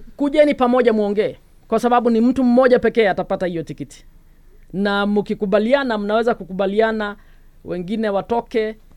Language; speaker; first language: Swahili; non-native, local second language; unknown